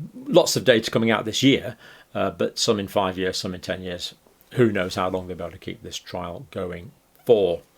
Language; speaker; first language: English; native; English